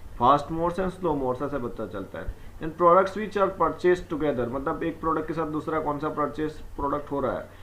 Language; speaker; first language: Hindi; non-native, local second language; Gujarati